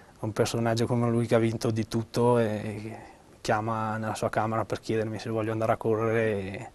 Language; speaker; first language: Italian; native; Italian